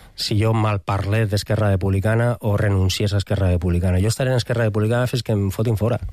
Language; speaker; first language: Catalan; non-native, local second language; Spanish